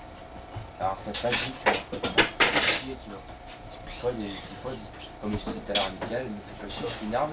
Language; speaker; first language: French; native; French